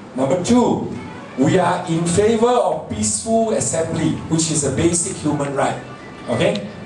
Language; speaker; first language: English; non-native, local second language; Min Nan Chinese